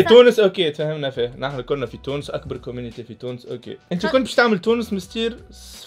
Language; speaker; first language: Arabic; native; Arabic